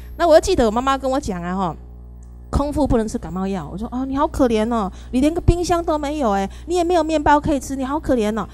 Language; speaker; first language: Chinese; native; Chinese